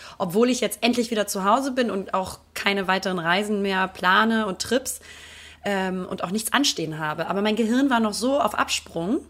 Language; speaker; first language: German; native; German